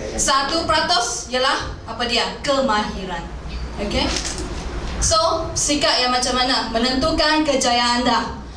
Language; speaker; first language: Malay; non-native, local second language; Chinese